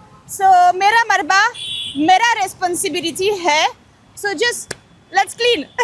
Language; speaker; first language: Hindi; non-native, learner; French